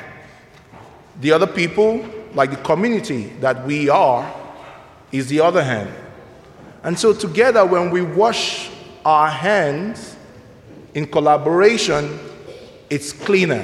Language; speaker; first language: English; non-native, local second language; Igbo